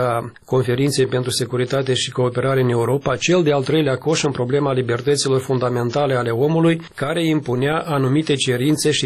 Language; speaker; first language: Romanian; native; Romanian